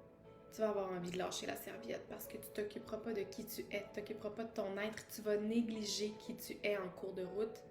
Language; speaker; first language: French; native; French